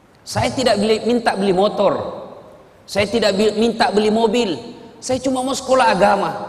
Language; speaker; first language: Indonesian; non-native, local second language; Buginese